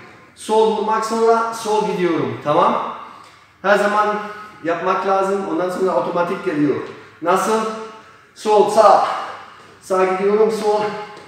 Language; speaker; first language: Turkish; non-native, learner; Polish